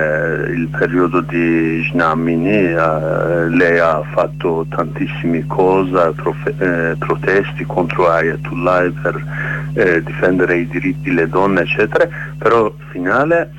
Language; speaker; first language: Italian; non-native, learner; Kurdish